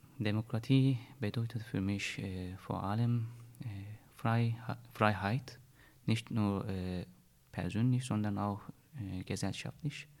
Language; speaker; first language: German; non-native, learner; Turkish